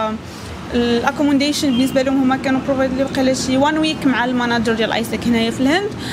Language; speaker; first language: Arabic; native; Arabic